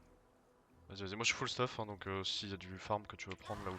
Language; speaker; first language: French; native; French